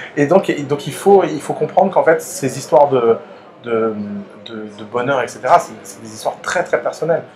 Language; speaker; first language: French; early bilingual, other home language; Arabic